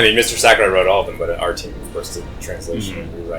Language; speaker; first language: English; native; English